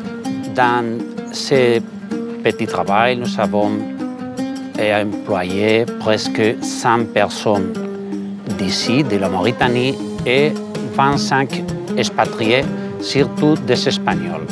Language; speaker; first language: French; non-native, fluent; Spanish